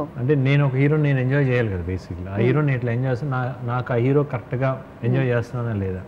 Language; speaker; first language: Telugu; native; Telugu